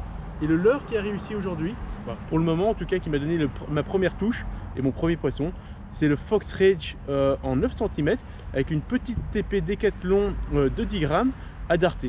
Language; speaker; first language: French; native; French